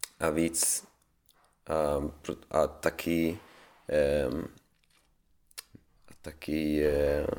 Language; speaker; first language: Czech; non-native, learner; Swedish